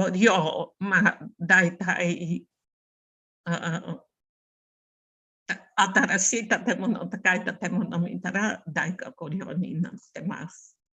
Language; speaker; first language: Japanese; non-native, learner; Bulgarian